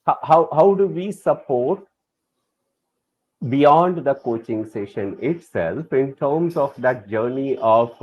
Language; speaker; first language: English; non-native, local second language; Tamil